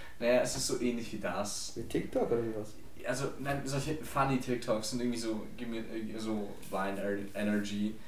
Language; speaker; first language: German; early bilingual, other home language; Polish